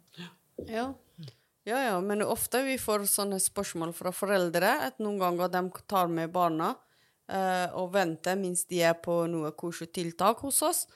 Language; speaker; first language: Norwegian; non-native, learner; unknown